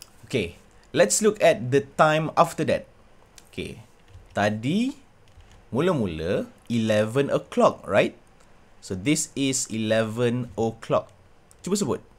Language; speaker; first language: English; non-native, local second language; Malay